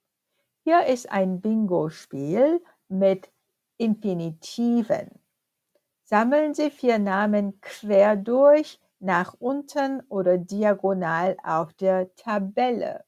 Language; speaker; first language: German; non-native, fluent; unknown